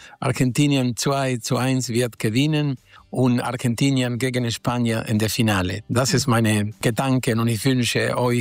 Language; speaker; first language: German; non-native, learner; Spanish